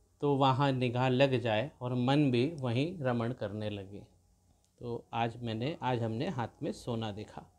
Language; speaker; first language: Hindi; native; Hindi